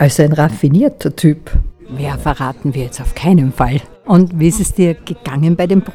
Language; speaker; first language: German; native; German